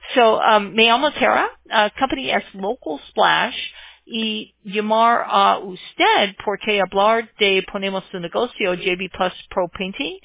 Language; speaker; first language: Spanish; non-native, learner; English